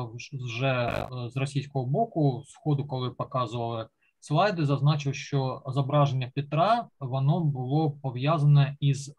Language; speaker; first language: Ukrainian; native; Ukrainian